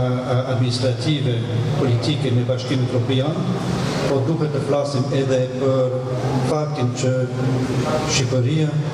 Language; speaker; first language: Albanian; non-native, fluent; French